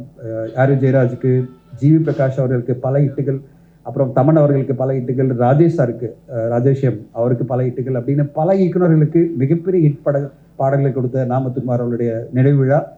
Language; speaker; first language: Tamil; native; Tamil